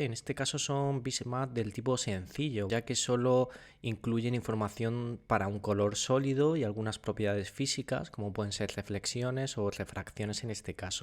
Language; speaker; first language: Spanish; native; Spanish